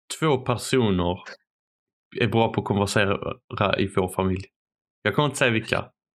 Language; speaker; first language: Swedish; early bilingual, other home language; Arabic